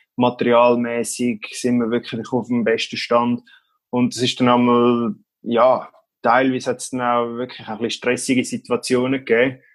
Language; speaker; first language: German; native; German